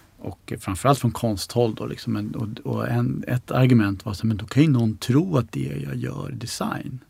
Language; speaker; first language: Swedish; native; Swedish